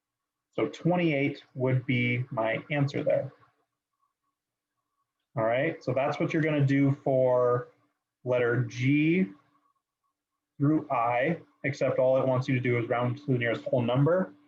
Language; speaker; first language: English; native; English